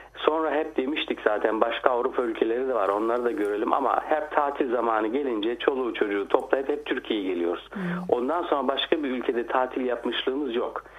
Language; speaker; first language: Turkish; native; Turkish